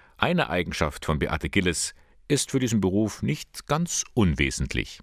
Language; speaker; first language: German; native; German